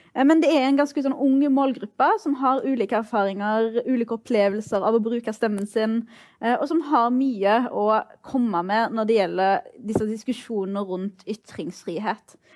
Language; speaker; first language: Norwegian; early bilingual, other home language; Arabic